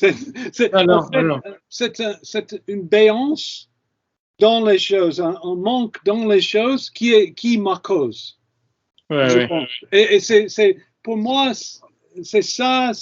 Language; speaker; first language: French; non-native, fluent; English